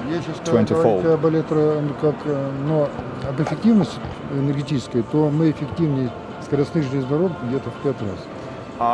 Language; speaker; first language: Russian; native; Russian